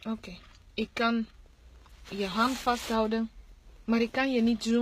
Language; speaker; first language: Dutch; early bilingual, other home language; Lingala